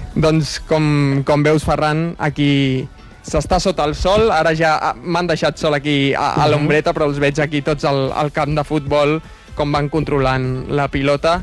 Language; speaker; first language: Catalan; native; Catalan